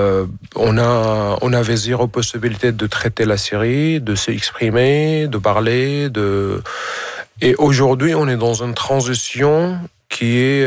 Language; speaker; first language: French; non-native, fluent; Arabic